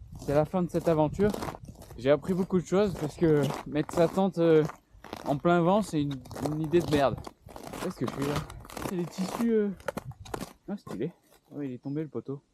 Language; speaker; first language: French; native; French